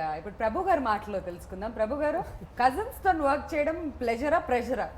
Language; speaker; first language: Telugu; native; Telugu